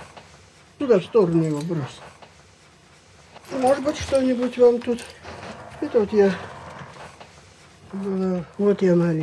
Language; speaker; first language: Russian; native; Russian